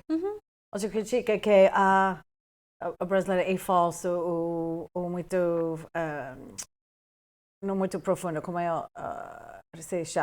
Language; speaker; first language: Portuguese; non-native, fluent; English